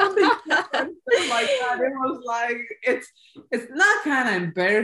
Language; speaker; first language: English; non-native, fluent; Latvian